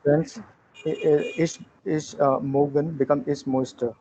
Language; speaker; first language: German; non-native, learner; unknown